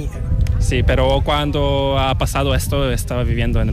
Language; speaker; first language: Spanish; non-native, learner; Korean